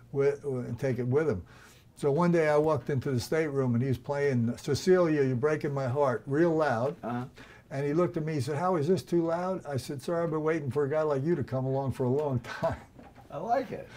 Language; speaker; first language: English; native; English